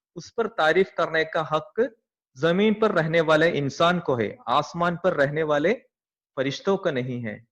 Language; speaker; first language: Hindi; non-native, local second language; Malayalam